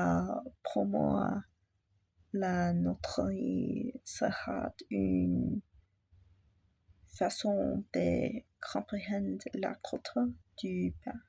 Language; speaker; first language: French; non-native, learner; English